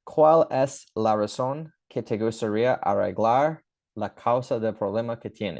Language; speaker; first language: Spanish; early bilingual, heritage; English